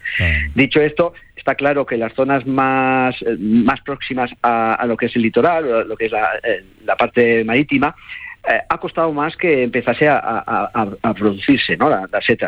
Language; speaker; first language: Spanish; native; Spanish